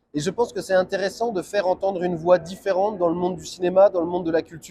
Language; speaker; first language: French; native; French